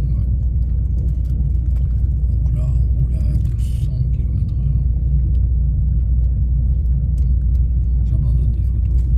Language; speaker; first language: French; native; French